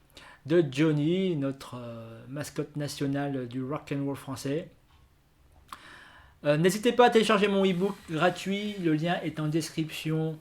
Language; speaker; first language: French; native; French